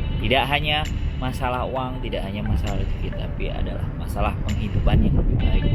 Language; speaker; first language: Indonesian; native; Indonesian